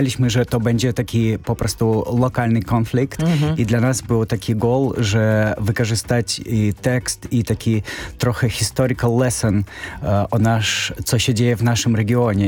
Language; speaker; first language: Polish; non-native, learner; Belarusian